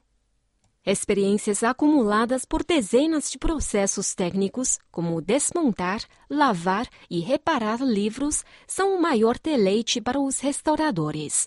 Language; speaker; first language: Portuguese; non-native, fluent; Chinese